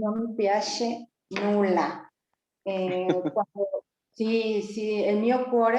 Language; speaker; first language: Italian; non-native, learner; Spanish